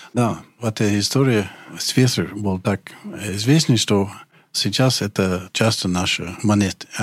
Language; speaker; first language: Russian; non-native, learner; English